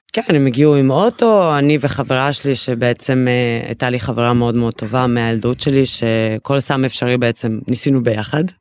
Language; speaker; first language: Hebrew; early bilingual, other home language; Russian